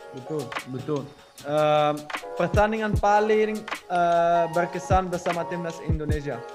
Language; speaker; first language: Indonesian; non-native, learner; Dutch